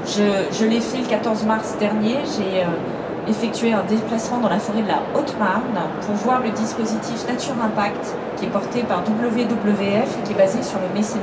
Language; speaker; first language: French; native; French